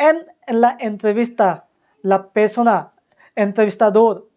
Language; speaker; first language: Spanish; non-native, fluent; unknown